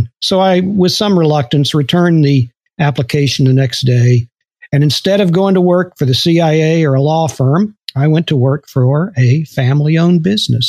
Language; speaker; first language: English; native; English